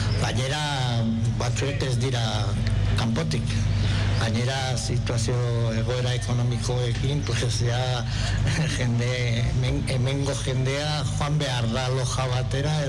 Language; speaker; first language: Basque; non-native, local second language; Spanish